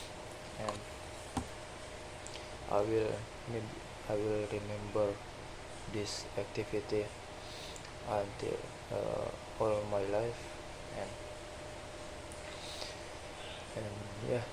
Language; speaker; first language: English; non-native, learner; Indonesian